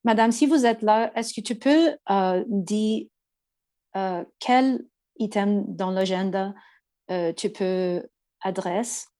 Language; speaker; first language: French; non-native, learner; English